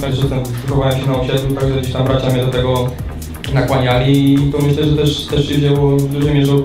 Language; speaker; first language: Polish; native; Polish